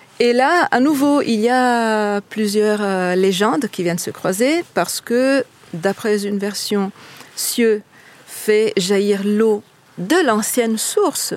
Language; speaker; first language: French; non-native, fluent; Italian